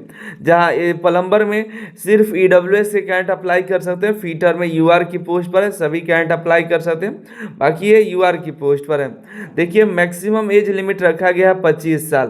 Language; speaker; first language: Hindi; native; Hindi